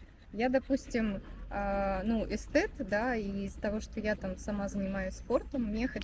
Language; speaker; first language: Russian; native; Russian